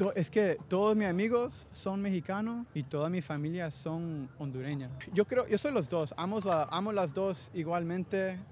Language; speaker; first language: Spanish; early bilingual, heritage; Spanish